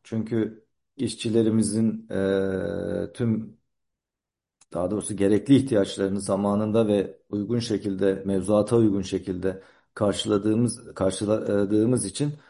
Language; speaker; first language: Turkish; native; Turkish